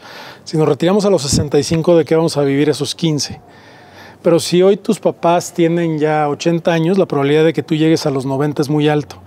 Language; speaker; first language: Spanish; native; Spanish